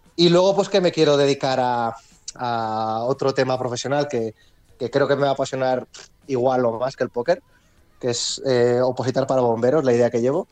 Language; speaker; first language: Spanish; native; Spanish